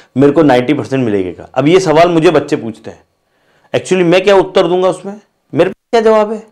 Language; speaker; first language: Hindi; non-native, local second language; Marathi